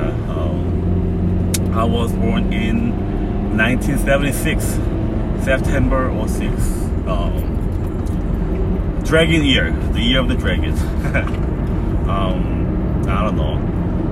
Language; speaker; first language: English; non-native, fluent; Korean